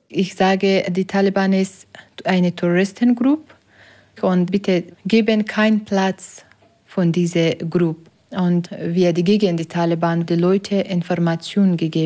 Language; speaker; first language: German; non-native, learner; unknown